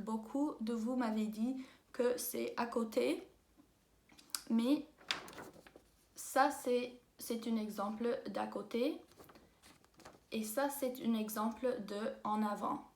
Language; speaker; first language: French; non-native, local second language; English